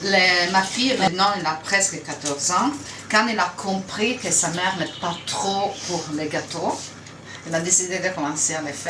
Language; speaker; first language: French; non-native, fluent; Italian